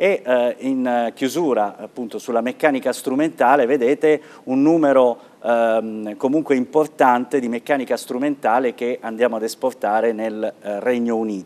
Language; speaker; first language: Italian; native; Italian